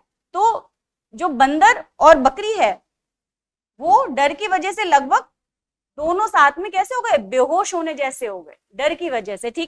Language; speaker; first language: Hindi; native; Hindi